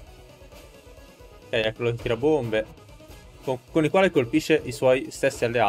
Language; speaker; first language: Italian; native; Italian